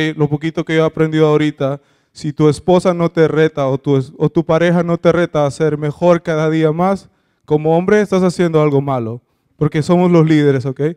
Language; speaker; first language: Spanish; native; Spanish